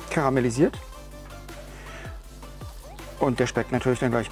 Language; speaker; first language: German; native; German